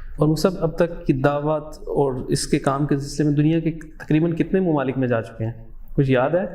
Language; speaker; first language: Urdu; native; Urdu